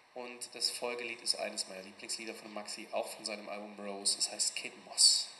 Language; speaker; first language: German; native; German